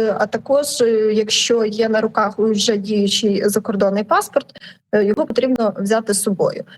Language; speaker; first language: Ukrainian; native; Ukrainian